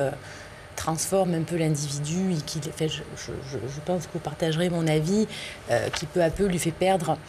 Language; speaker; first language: French; native; French